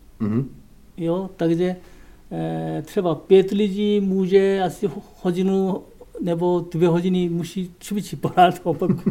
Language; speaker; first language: Czech; non-native, learner; Korean